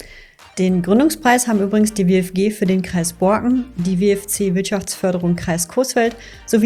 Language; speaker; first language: German; native; German